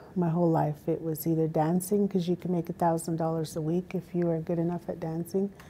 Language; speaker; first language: English; native; English